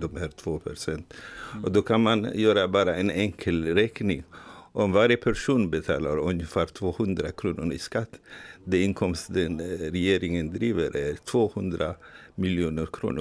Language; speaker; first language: Swedish; non-native, fluent; Tigrinya